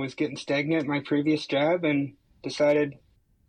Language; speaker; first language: English; native; English